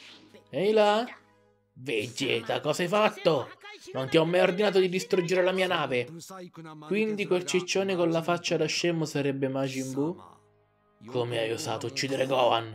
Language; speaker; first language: Italian; native; Italian